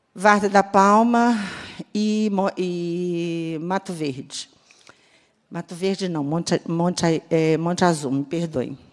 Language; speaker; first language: Portuguese; native; Portuguese